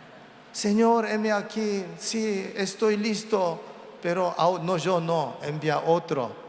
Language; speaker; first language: Spanish; non-native, learner; Korean